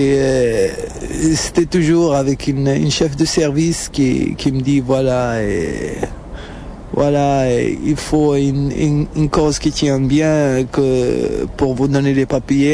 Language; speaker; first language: French; non-native, local second language; Arabic